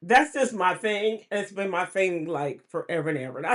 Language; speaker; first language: English; native; English